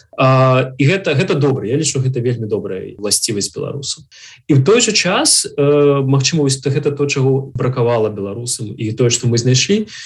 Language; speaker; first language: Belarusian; native; Belarusian